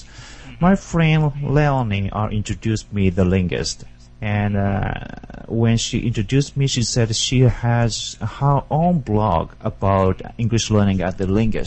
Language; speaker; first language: English; non-native, learner; Japanese